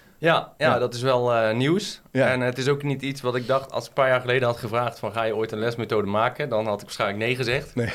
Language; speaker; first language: Dutch; native; Dutch